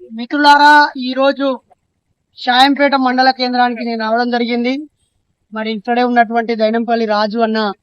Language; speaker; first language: Telugu; native; Telugu